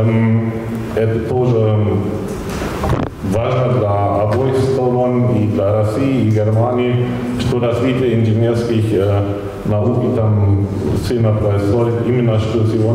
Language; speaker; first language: Russian; non-native, fluent; German